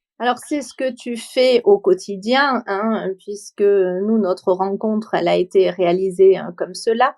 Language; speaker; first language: French; native; French